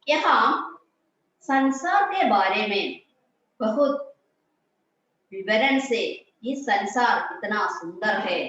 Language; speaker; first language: Hindi; non-native, local second language; Malayalam